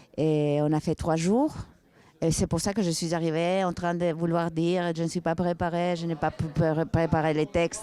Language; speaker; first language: French; non-native, fluent; Spanish